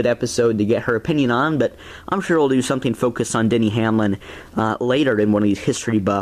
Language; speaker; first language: English; native; English